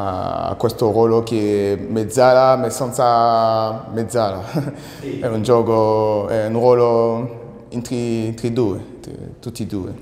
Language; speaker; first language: Italian; non-native, learner; French